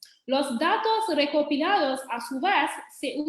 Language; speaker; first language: Spanish; non-native, fluent; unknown